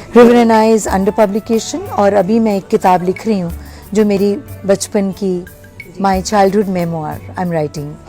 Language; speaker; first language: Hindi; native; Hindi